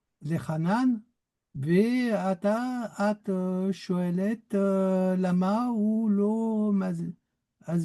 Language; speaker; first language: Hebrew; non-native, learner; French